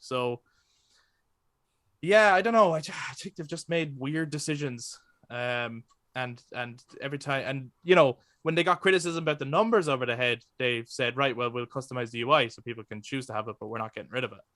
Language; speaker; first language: English; native; English